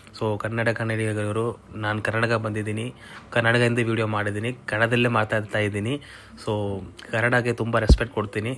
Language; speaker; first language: Kannada; non-native, fluent; Tamil